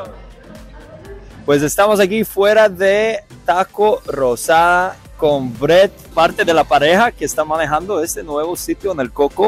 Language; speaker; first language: Spanish; non-native, fluent; English